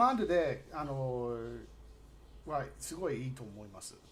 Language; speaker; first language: Japanese; non-native, fluent; English